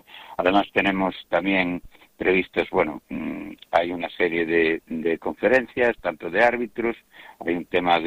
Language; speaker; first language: Spanish; native; Spanish